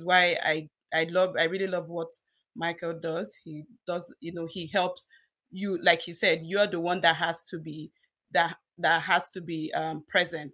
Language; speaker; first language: English; non-native, local second language; Yoruba